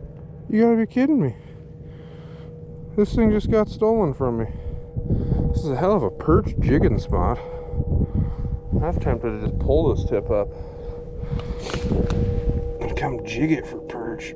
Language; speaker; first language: English; native; English